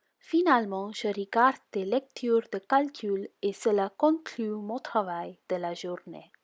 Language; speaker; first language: French; non-native, learner; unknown